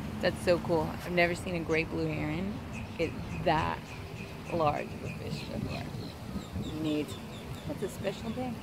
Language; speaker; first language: English; native; English